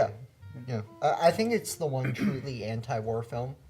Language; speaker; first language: English; native; English